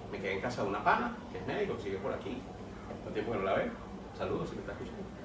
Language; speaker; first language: Spanish; native; Spanish